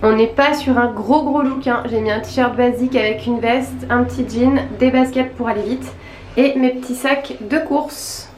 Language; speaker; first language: French; native; French